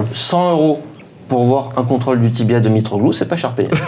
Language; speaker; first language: French; native; French